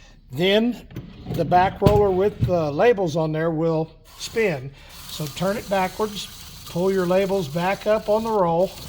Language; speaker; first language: English; native; English